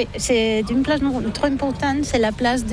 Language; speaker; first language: French; non-native, learner; Catalan